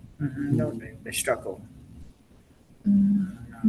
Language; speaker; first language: English; non-native, learner; Vietnamese